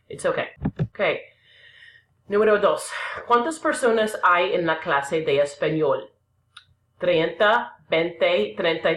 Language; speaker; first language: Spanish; non-native, fluent; English